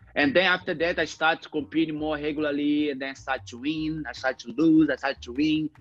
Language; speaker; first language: English; non-native, learner; Portuguese